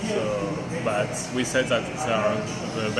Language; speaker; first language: English; non-native, learner; French